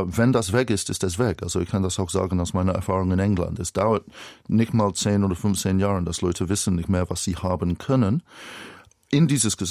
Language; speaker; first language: German; non-native, fluent; English